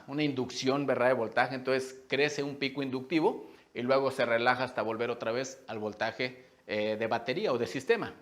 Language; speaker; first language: Spanish; native; Spanish